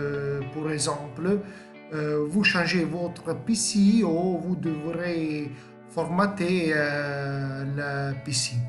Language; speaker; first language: French; non-native, fluent; Italian